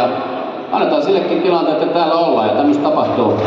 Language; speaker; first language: Finnish; native; Finnish